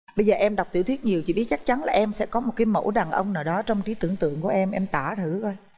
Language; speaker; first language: Vietnamese; native; Vietnamese